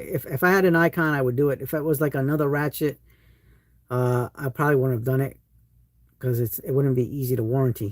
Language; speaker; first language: English; native; English